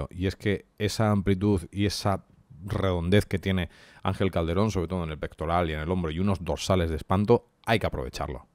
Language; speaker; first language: Spanish; native; Spanish